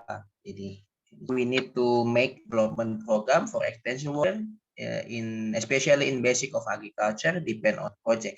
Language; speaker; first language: English; non-native, learner; Indonesian